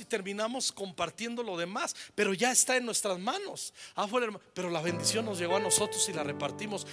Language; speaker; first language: Spanish; native; Spanish